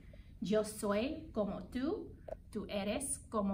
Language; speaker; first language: Spanish; non-native, fluent; English